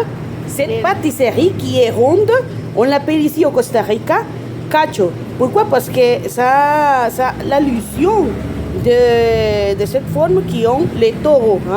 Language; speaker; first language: French; non-native, fluent; Spanish